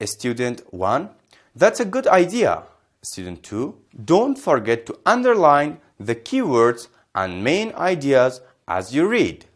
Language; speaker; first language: English; non-native, fluent; Persian